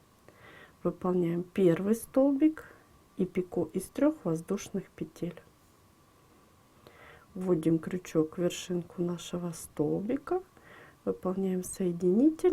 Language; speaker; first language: Russian; native; Russian